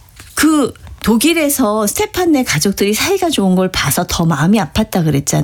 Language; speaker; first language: Korean; native; Korean